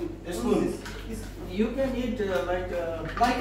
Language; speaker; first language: English; non-native, learner; Nepali